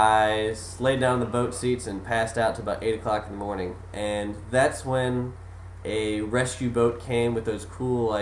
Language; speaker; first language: English; native; English